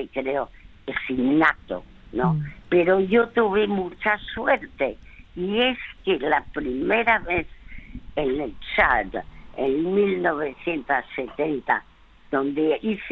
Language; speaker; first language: Spanish; early bilingual, other home language; French